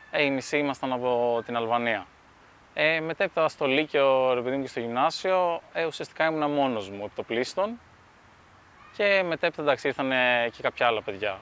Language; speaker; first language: Greek; early bilingual, other home language; Albanian